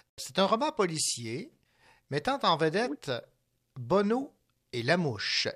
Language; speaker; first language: French; native; French